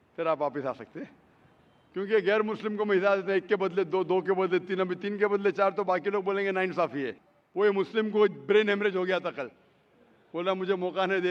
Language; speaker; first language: Hindi; native; Hindi